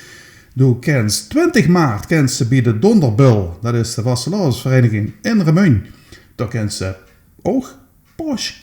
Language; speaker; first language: Dutch; native; Dutch